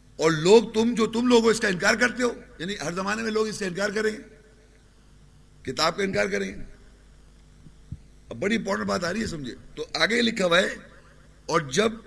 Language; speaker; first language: Urdu; native; Urdu